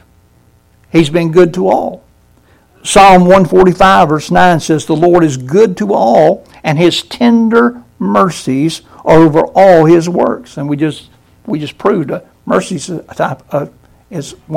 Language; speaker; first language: English; native; English